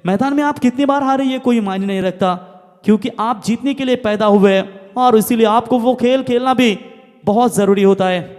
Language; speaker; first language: Hindi; non-native, local second language; Marathi